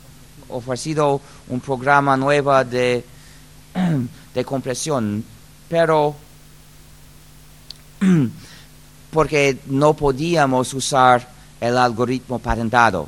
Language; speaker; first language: Spanish; non-native, fluent; English